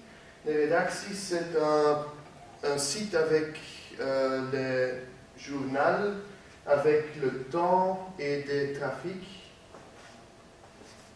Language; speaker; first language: French; non-native, learner; Dutch